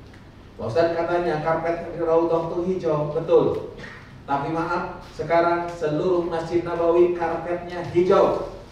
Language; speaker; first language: Indonesian; native; Indonesian